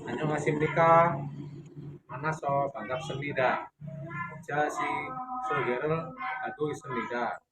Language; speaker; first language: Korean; non-native, learner; Indonesian